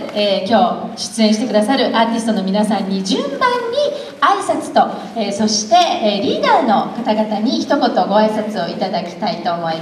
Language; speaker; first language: Japanese; native; Japanese